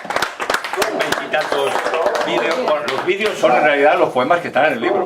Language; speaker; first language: Spanish; native; Spanish